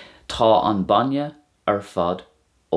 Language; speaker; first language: Irish; non-native, local second language; English